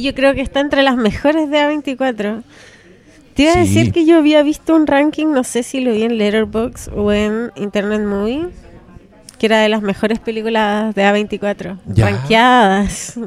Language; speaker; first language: Spanish; native; Spanish